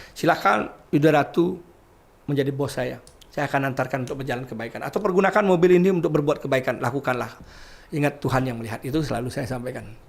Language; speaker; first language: Indonesian; non-native, local second language; Balinese